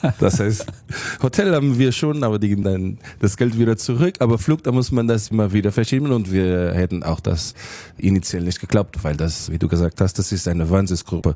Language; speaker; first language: German; non-native, fluent; Portuguese